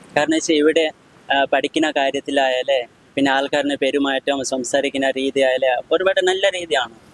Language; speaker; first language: Malayalam; non-native, local second language; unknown